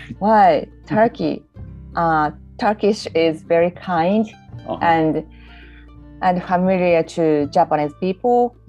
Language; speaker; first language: English; non-native, learner; Japanese